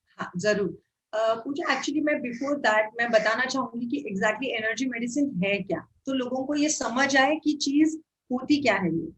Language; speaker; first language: Hindi; non-native, local second language; Marathi